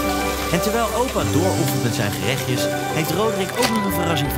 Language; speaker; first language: Dutch; native; Dutch